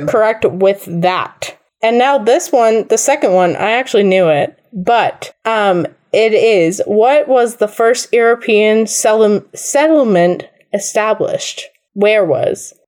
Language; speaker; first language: English; native; English